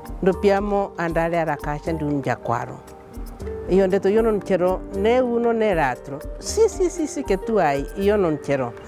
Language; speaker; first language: Italian; non-native, fluent; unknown